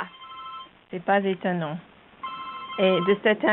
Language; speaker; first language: French; non-native, learner; English